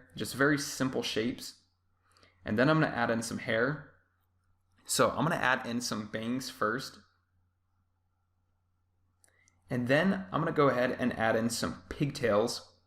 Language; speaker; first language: English; native; English